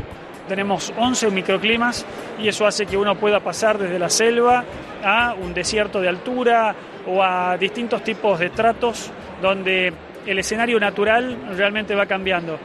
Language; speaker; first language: Spanish; native; Spanish